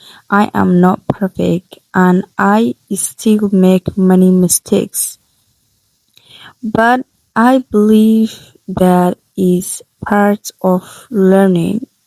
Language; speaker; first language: English; non-native, learner; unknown